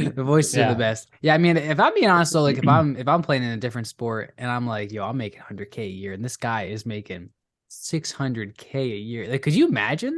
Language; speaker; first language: English; native; English